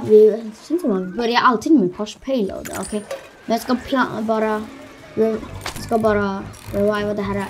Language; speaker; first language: Swedish; early bilingual, other home language; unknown